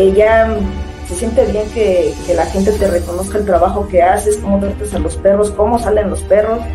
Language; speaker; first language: Spanish; native; Spanish